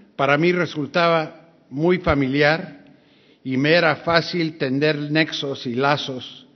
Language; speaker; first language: Spanish; early bilingual, other home language; English